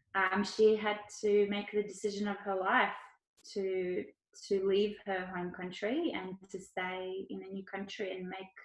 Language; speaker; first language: English; early bilingual, other home language; Ukrainian